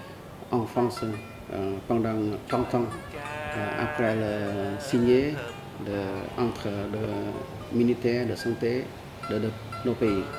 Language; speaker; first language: French; non-native, learner; Vietnamese